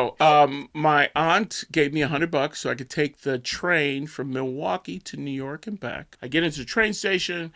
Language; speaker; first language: English; native; English